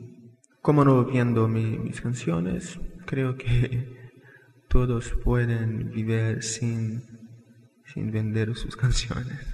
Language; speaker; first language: Spanish; non-native, fluent; Portuguese